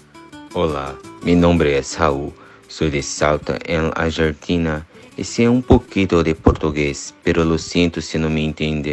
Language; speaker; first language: Portuguese; non-native, learner; Spanish